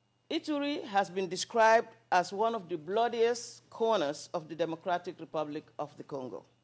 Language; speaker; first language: English; non-native, local second language; Wolof